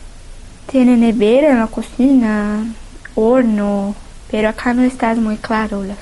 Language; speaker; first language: Spanish; non-native, learner; Portuguese